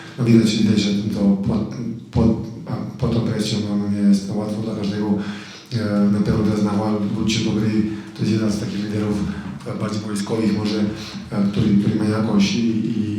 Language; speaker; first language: Polish; non-native, fluent; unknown